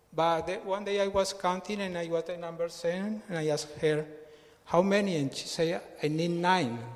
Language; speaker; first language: English; non-native, fluent; Spanish